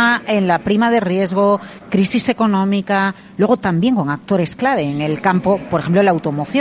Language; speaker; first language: Spanish; native; Spanish